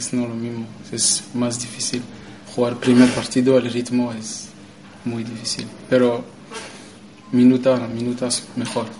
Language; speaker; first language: Spanish; non-native, learner; French